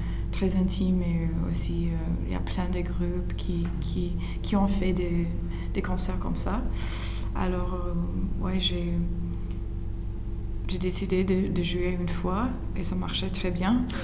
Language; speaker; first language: French; non-native, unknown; English